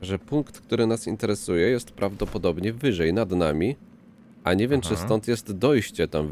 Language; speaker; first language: Polish; native; Polish